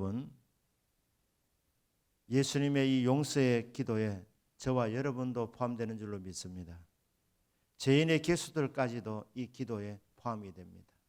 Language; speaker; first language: Korean; native; Korean